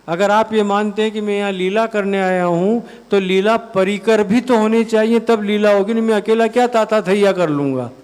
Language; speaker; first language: Hindi; non-native, local second language; Gujarati